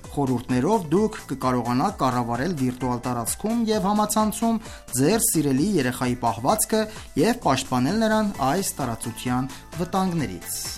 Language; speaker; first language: Armenian; native; Armenian